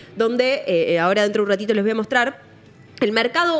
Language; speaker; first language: Spanish; native; Spanish